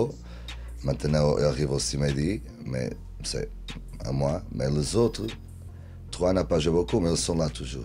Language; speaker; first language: French; non-native, learner; Portuguese